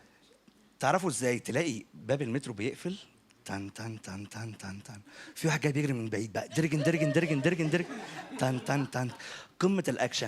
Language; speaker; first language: Arabic; native; Arabic